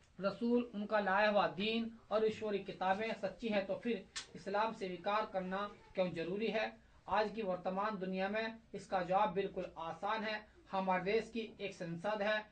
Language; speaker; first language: Hindi; native; Hindi